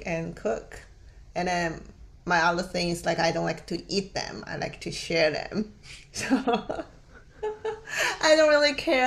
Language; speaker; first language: English; non-native, fluent; Chinese